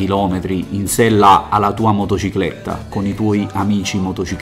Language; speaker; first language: Italian; native; Italian